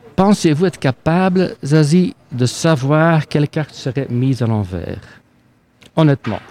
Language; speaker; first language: French; non-native, local second language; Dutch